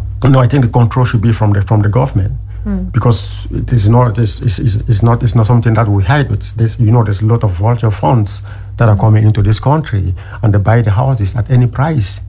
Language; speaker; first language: English; non-native, local second language; French